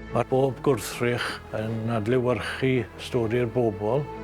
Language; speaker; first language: Welsh; native; Welsh